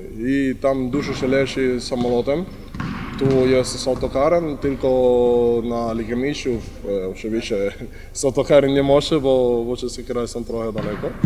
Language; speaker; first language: Polish; non-native, learner; Spanish